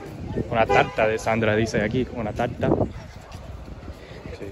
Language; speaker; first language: Spanish; early bilingual, heritage; English